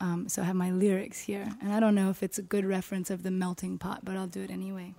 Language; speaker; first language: English; native; English